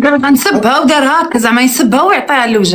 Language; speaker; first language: Arabic; native; Arabic